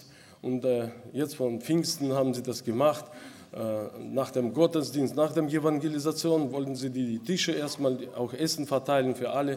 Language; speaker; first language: German; non-native, local second language; Russian